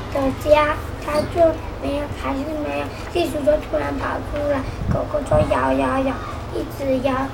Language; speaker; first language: Chinese; native; Chinese